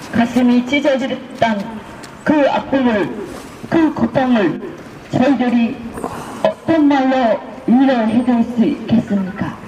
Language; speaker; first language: Korean; non-native, fluent; Japanese